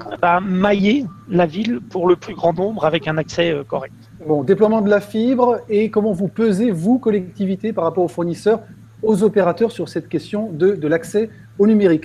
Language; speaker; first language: French; native; French